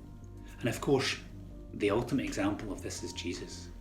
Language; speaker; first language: English; native; English